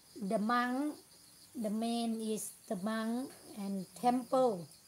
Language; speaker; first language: English; non-native, learner; Thai